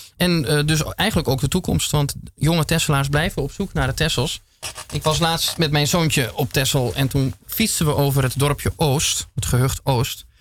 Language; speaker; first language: Dutch; native; Dutch